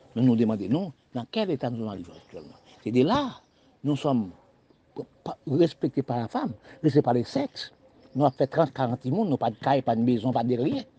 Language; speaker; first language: French; non-native, local second language; Haitian Creole